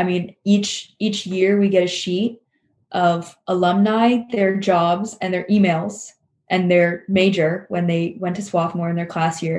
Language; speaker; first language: English; native; English